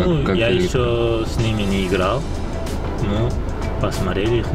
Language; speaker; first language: Russian; non-native, learner; Uzbek